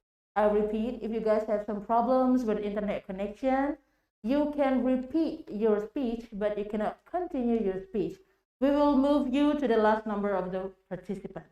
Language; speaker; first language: English; non-native, fluent; Indonesian